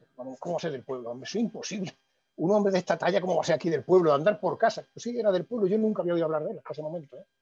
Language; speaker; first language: Spanish; native; Spanish